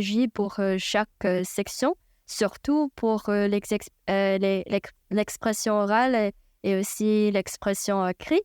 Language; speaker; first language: French; non-native, fluent; Chinese